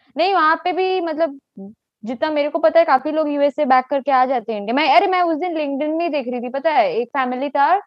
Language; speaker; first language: Hindi; native; Hindi